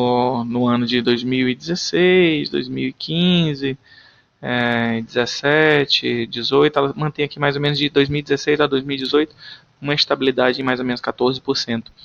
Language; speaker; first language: Portuguese; native; Portuguese